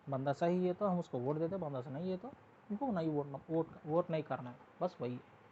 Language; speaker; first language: Hindi; non-native, local second language; Telugu